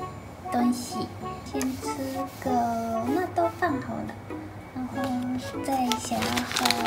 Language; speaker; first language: Chinese; non-native, fluent; Japanese